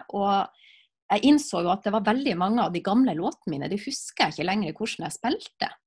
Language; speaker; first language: Norwegian; native; Norwegian